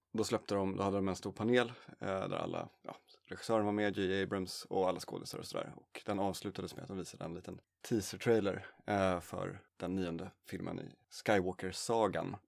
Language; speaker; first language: Swedish; native; Swedish